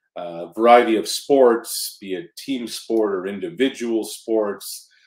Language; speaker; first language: English; native; English